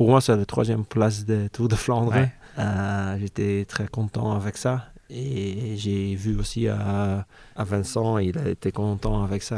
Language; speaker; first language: French; non-native, local second language; Dutch